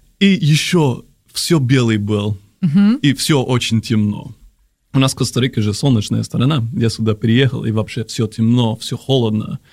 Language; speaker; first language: Russian; non-native, fluent; Spanish